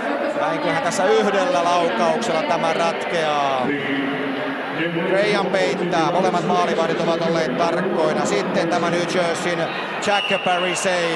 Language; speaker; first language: Finnish; native; Finnish